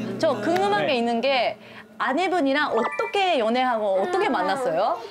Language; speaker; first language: Korean; non-native, fluent; Japanese